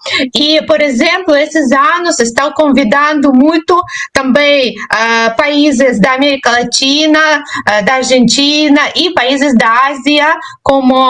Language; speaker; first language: Portuguese; non-native, fluent; Russian